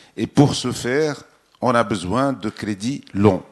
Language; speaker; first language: French; non-native, local second language; Arabic